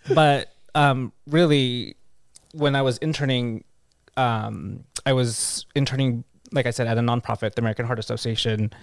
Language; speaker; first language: English; native; English